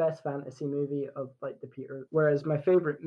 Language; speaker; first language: English; native; English